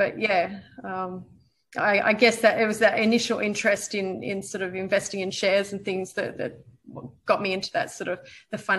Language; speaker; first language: English; native; English